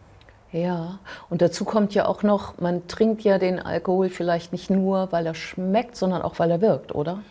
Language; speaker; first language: German; native; German